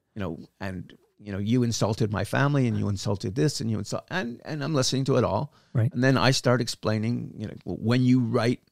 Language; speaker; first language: English; native; English